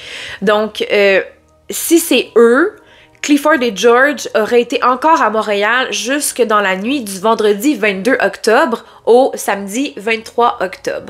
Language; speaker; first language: French; native; French